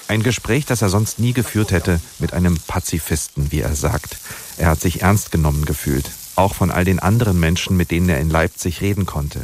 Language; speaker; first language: German; native; German